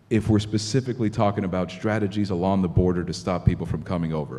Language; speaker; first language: English; native; English